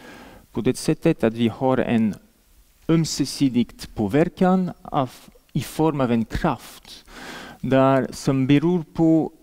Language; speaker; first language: Swedish; non-native, fluent; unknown